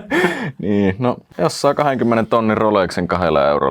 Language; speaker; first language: Finnish; native; Finnish